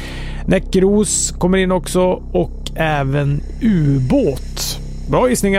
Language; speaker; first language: Swedish; native; Swedish